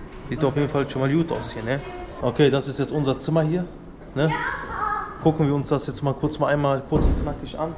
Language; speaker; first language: German; early bilingual, other home language; Turkish